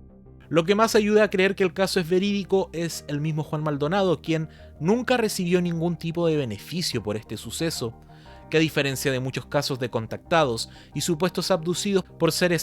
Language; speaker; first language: Spanish; native; Spanish